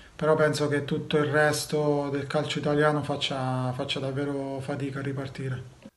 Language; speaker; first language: Italian; native; Italian